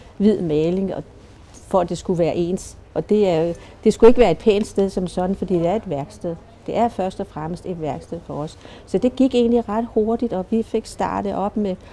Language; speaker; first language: Danish; native; Danish